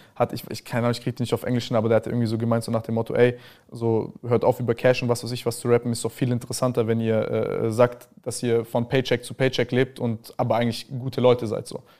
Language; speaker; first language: German; native; German